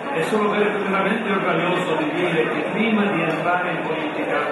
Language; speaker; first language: Italian; early bilingual, other home language; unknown